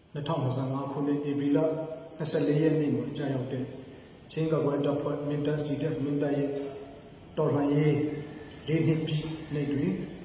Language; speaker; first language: Burmese; non-native, local second language; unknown